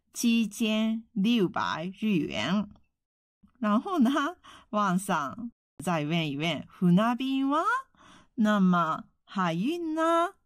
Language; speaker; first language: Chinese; non-native, fluent; Japanese